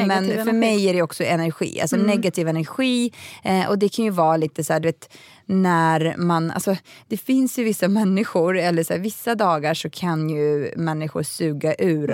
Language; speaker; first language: Swedish; native; Swedish